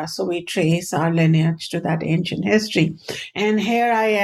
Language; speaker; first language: English; non-native, local second language; Hindi